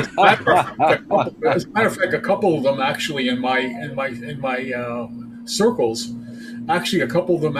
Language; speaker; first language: English; native; English